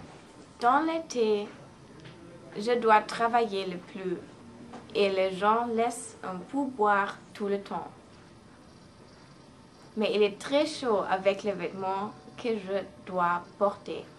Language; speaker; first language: French; non-native, learner; English